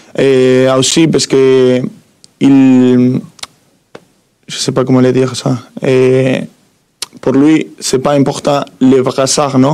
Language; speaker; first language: French; non-native, fluent; Spanish